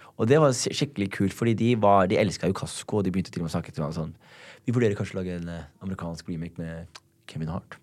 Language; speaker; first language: Norwegian; early bilingual, other home language; Somali